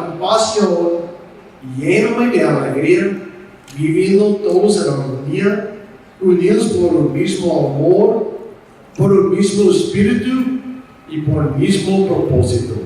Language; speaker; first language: Spanish; non-native, fluent; English